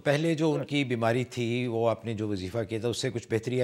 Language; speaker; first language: Urdu; native; Urdu